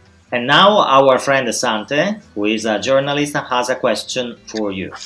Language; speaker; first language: English; non-native, fluent; Italian